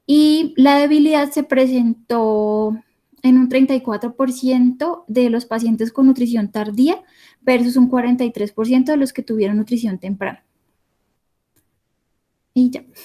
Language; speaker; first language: Spanish; native; Spanish